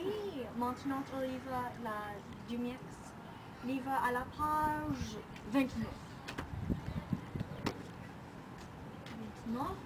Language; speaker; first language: French; non-native, learner; English